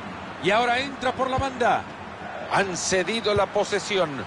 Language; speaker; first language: Spanish; native; Spanish